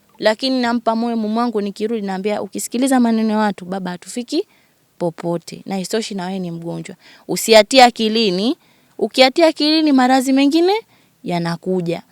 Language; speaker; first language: Swahili; native; Swahili